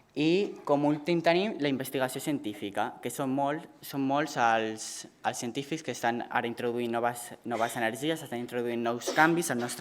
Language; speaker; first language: Catalan; native; Catalan